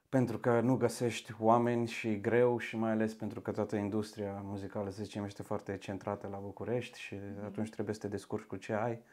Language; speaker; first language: Romanian; early bilingual, heritage; Romanian